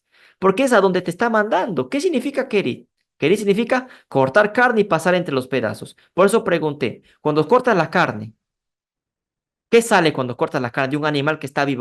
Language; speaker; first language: Spanish; native; Spanish